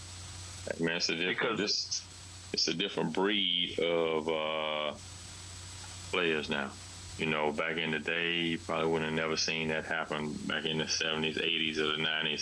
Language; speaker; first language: English; native; English